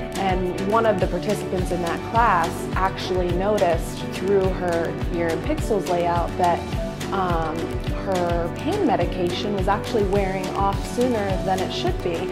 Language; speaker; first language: English; native; English